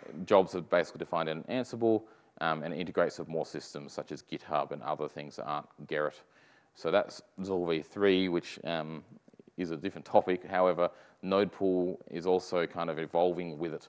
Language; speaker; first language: English; native; English